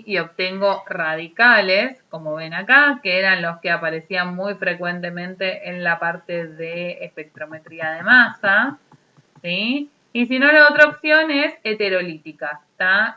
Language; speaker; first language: Spanish; native; Spanish